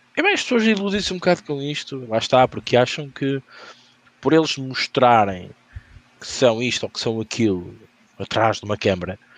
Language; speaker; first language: Portuguese; native; Portuguese